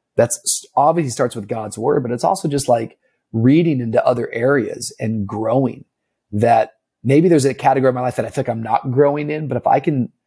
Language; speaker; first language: English; native; English